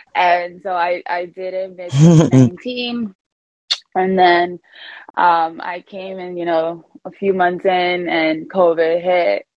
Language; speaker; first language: English; early bilingual, other home language; Spanish